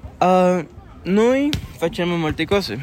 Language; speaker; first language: Italian; non-native, learner; Spanish